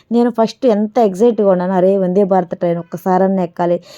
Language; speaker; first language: Telugu; native; Telugu